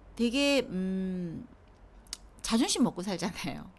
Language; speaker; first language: Korean; native; Korean